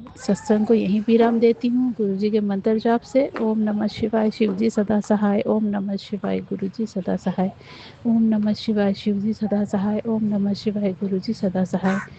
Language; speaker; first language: Hindi; non-native, local second language; Nepali